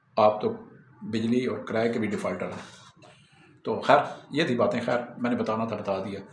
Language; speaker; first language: Urdu; non-native, local second language; Pashto